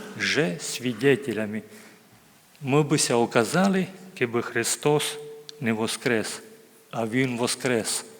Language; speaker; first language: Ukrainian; native; Ukrainian